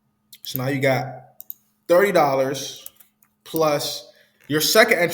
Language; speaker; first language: English; native; English